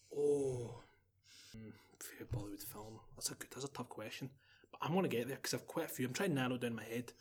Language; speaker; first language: English; native; English